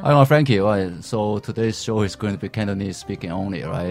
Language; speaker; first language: English; early bilingual, other home language; Chinese